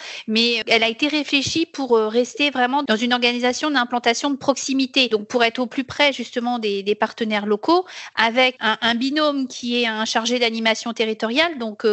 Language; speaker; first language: French; native; French